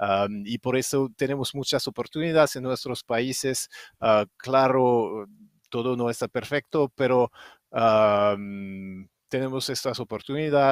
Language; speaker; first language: Spanish; non-native, fluent; French